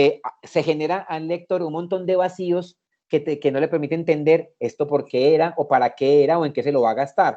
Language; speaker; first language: Spanish; native; Spanish